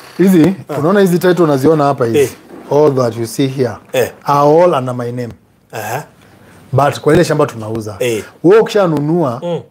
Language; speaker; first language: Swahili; native; Swahili